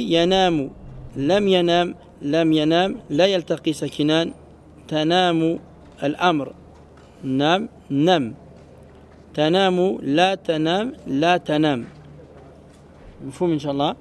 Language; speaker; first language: Arabic; non-native, fluent; French